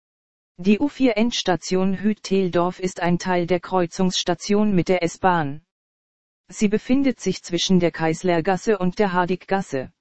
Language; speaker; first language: German; native; German